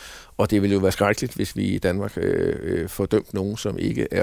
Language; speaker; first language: Danish; native; Danish